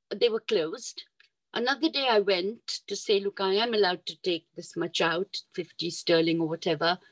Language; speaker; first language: English; non-native, local second language; Urdu